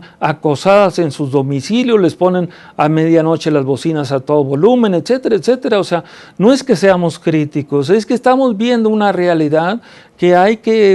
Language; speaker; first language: Spanish; native; Spanish